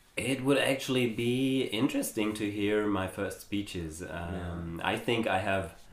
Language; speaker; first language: English; non-native, fluent; German